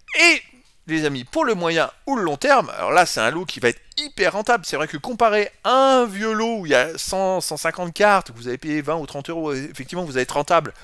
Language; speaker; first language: French; native; French